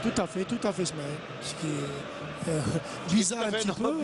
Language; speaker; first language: French; non-native, local second language; Arabic